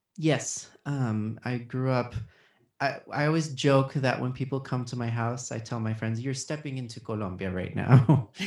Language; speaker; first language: English; early bilingual, other home language; Spanish